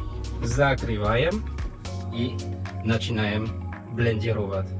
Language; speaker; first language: Russian; non-native, learner; French